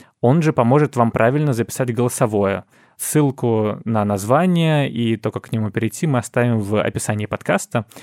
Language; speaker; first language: Russian; native; Russian